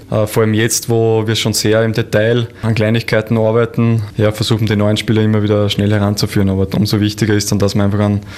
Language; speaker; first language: German; native; German